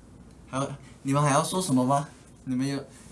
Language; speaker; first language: Chinese; early bilingual, heritage; English